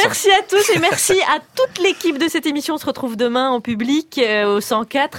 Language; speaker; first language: French; native; French